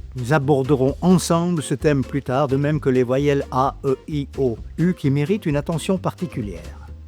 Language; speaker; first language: French; native; French